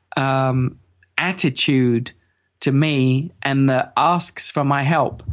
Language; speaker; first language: English; native; English